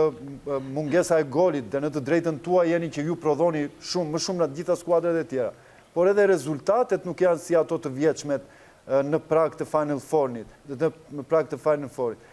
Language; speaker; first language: Albanian; native; Albanian